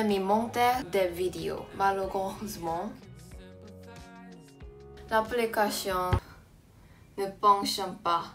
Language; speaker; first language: French; non-native, learner; Korean